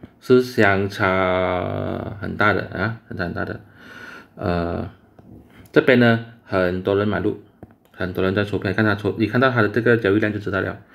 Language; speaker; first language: Chinese; native; Chinese